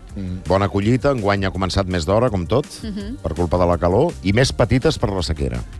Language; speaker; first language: Catalan; native; Catalan